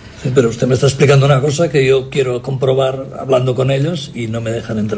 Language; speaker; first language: Spanish; native; Spanish